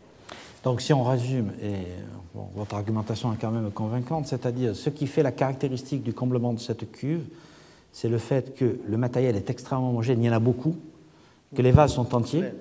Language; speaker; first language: French; native; French